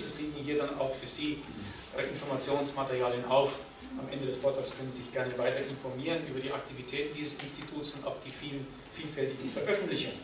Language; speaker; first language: German; native; German